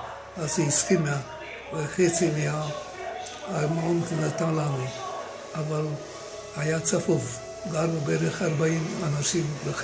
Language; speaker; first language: Hebrew; non-native, fluent; Romanian